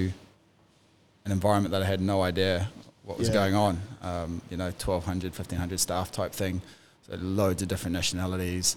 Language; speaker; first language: English; native; English